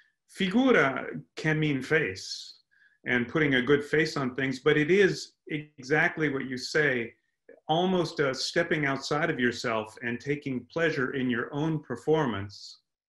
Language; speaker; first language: English; native; English